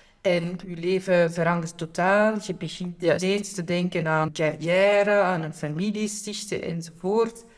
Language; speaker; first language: Dutch; native; Dutch